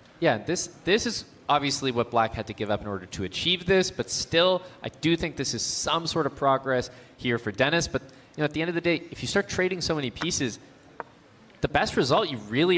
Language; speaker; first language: English; native; English